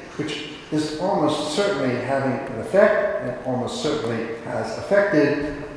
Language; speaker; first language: English; native; English